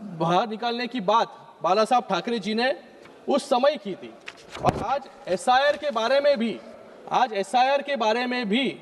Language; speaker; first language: Hindi; non-native, local second language; Marathi